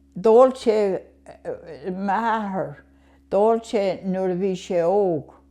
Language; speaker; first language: Irish; native; Irish